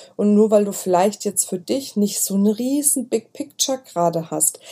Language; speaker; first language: German; native; German